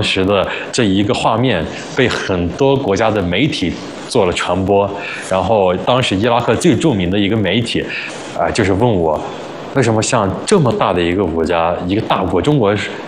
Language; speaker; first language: Chinese; early bilingual, other home language; Arabic